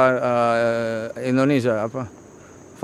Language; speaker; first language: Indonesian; non-native, learner; English